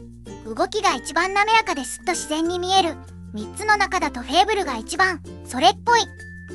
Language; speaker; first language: Japanese; native; Japanese